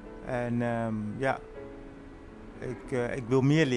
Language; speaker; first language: Dutch; non-native, learner; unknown